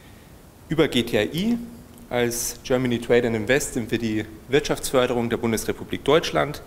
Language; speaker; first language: German; native; German